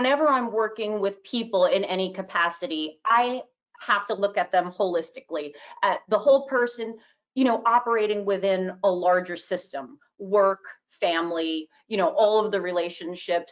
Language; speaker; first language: English; native; English